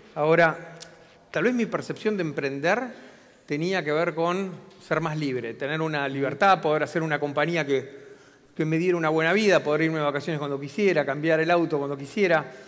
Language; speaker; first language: Spanish; native; Spanish